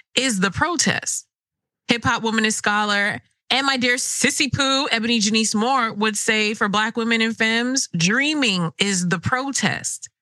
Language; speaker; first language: English; early bilingual, other home language; Krio